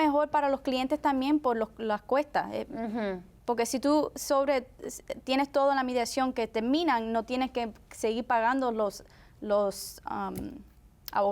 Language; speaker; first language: Spanish; early bilingual, heritage; Spanish